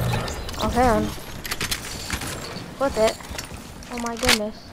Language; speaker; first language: English; native; English